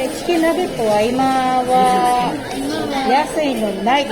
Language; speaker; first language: Japanese; non-native, fluent; Filipino